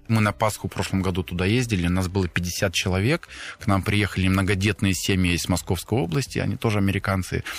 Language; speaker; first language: Russian; non-native, fluent; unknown